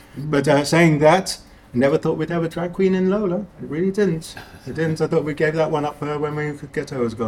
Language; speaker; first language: English; native; English